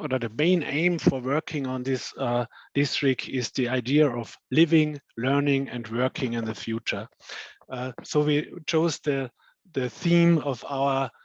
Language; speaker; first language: English; non-native, fluent; German